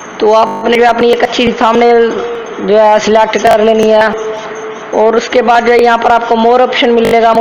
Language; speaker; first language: Urdu; non-native, local second language; Punjabi